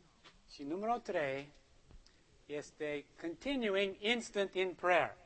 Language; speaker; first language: Romanian; non-native, learner; English